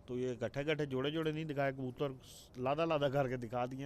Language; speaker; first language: Urdu; non-native, local second language; Punjabi